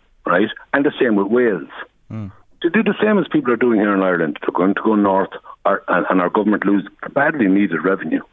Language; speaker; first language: English; native; English